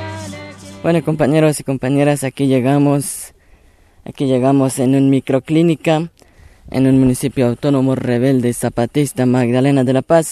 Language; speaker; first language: Spanish; non-native, local second language; Tzotzil